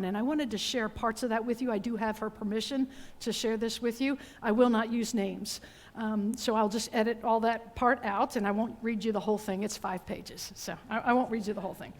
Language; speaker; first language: English; native; English